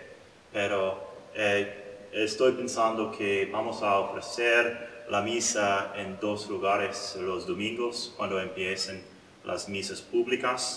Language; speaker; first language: Spanish; non-native, learner; English